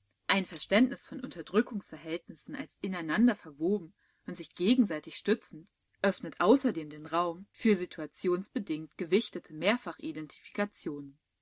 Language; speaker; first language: German; native; German